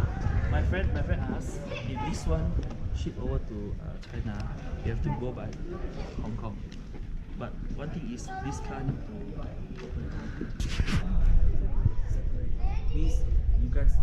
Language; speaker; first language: English; non-native, learner; Cantonese